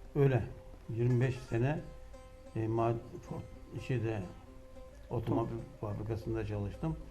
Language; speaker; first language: Turkish; native; Turkish